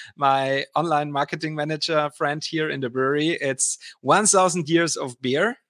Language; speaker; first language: English; non-native, fluent; German